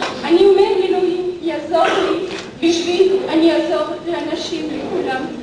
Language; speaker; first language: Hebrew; non-native, learner; French